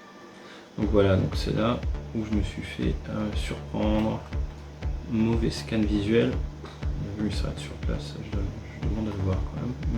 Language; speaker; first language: French; native; French